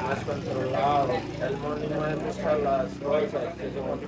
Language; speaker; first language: Spanish; native; Spanish